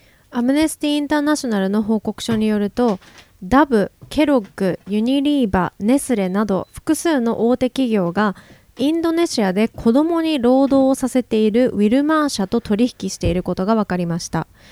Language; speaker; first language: Japanese; native; Japanese